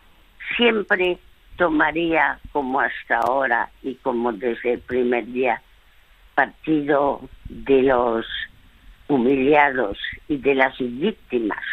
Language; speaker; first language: Spanish; early bilingual, other home language; French